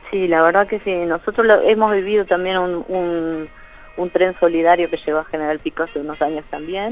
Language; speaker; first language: Spanish; native; Spanish